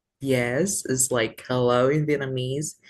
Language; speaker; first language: English; non-native, learner; Vietnamese